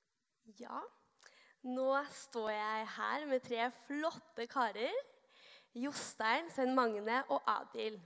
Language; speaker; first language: Norwegian; native; Norwegian